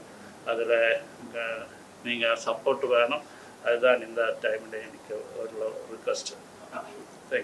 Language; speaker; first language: Tamil; non-native, learner; Malayalam